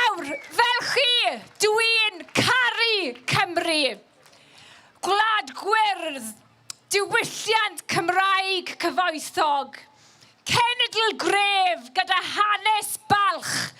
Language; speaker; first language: Welsh; non-native, local second language; English